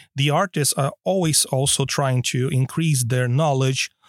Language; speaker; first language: English; non-native, fluent; Portuguese